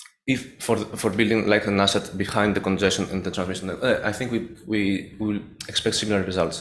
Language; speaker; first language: English; non-native, fluent; Greek